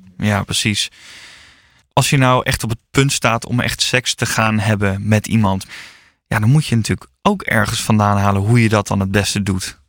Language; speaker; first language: Dutch; native; Dutch